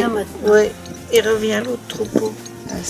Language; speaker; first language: French; native; French